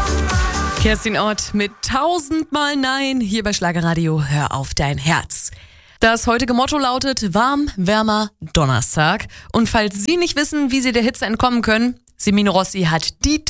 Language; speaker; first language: German; native; German